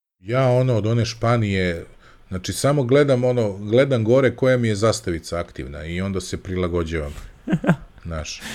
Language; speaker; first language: Serbian; native; Serbian